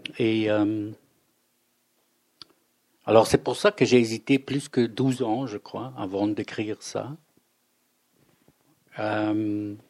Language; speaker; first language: French; non-native, fluent; German